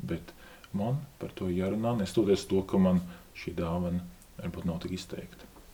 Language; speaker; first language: Latvian; native; Latvian